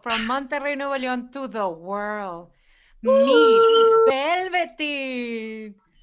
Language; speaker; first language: English; early bilingual, other home language; Spanish